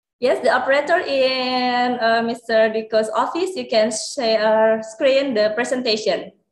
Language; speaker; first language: English; non-native, learner; Indonesian